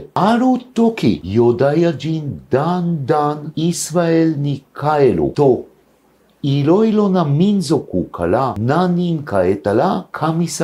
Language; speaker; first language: Japanese; non-native, fluent; Hebrew